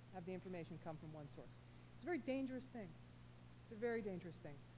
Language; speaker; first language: English; native; English